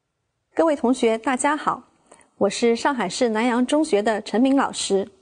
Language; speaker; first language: Chinese; native; Chinese